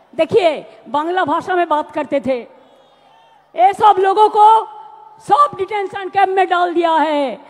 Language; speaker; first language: Hindi; non-native, local second language; Bangla